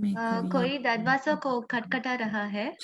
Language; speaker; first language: Hindi; non-native, local second language; Tamil